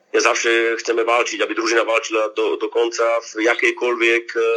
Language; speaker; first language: Polish; non-native, learner; Slovak